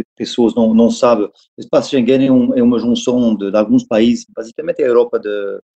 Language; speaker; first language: Portuguese; non-native, fluent; French